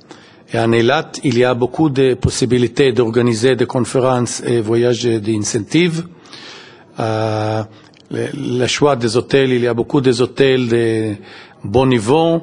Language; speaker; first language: French; non-native, fluent; Hebrew